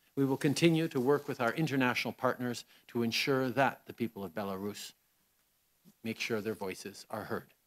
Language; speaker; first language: English; native; English